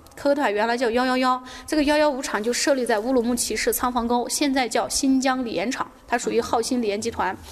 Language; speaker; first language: Chinese; native; Chinese